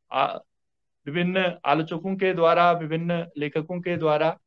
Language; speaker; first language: Hindi; native; Hindi